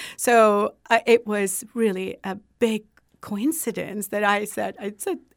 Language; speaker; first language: English; non-native, fluent; Turkish